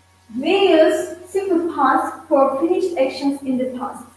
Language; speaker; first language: English; non-native, fluent; Turkish